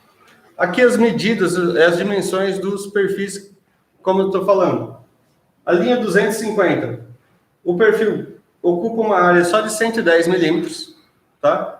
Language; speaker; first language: Portuguese; native; Portuguese